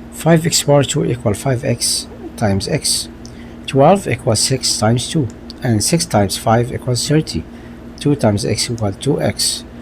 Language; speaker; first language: English; non-native, local second language; Arabic